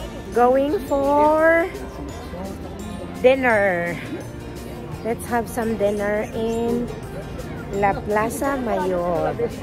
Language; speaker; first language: English; non-native, local second language; Filipino